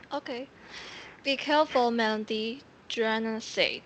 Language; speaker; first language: English; non-native, learner; Chinese